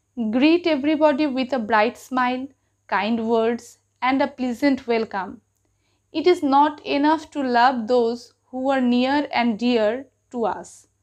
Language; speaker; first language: English; non-native, local second language; Bangla